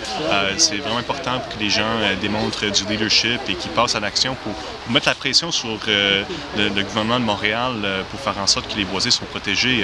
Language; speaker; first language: French; native; French